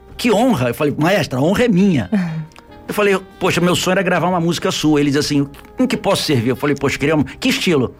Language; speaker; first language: Portuguese; native; Portuguese